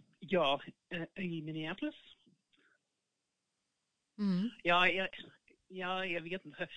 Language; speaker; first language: Swedish; non-native, fluent; English